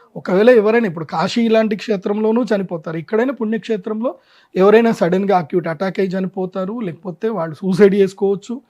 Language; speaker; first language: Telugu; non-native, local second language; Marwari